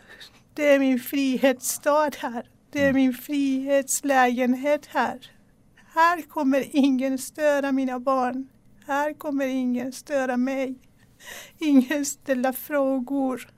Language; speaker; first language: Swedish; non-native, local second language; Persian